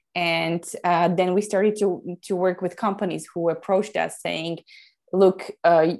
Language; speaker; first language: English; non-native, fluent; Slovak